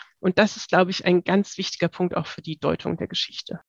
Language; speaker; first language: German; native; German